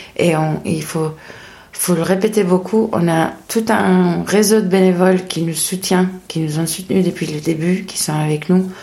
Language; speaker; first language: French; non-native, fluent; Spanish